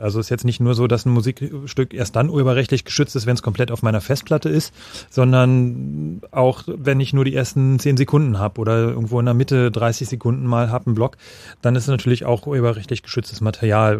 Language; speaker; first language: German; native; German